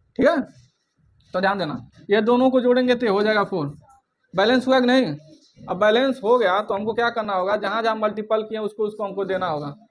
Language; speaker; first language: Hindi; native; Hindi